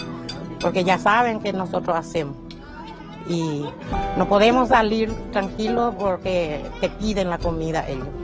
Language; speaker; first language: Spanish; non-native, local second language; Guarani